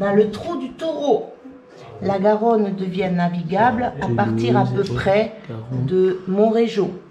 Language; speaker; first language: French; native; French